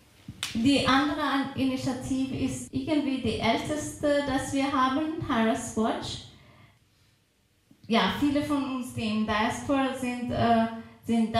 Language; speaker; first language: German; non-native, fluent; Persian